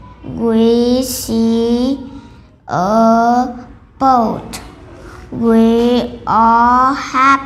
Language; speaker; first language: English; non-native, learner; Vietnamese